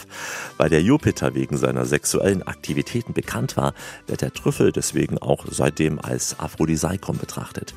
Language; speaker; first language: German; native; German